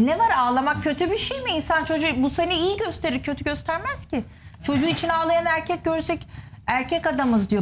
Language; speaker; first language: Turkish; native; Turkish